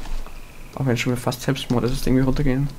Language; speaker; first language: German; native; German